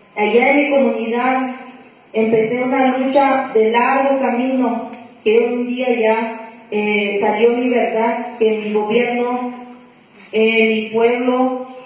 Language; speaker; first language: Spanish; non-native, local second language; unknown